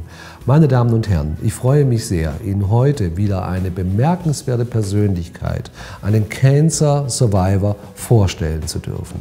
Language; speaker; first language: German; native; German